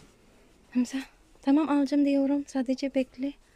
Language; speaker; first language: Turkish; non-native, learner; Filipino